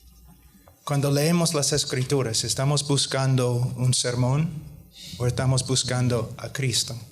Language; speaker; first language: Spanish; non-native, fluent; English